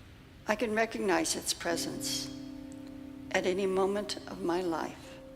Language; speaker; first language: English; native; English